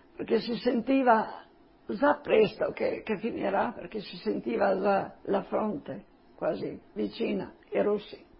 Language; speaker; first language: Italian; non-native, local second language; Slovenian